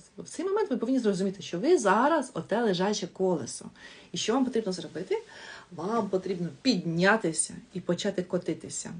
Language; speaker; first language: Ukrainian; non-native, local second language; Russian